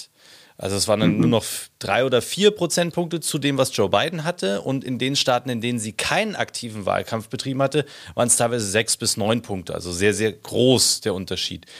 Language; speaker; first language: German; native; German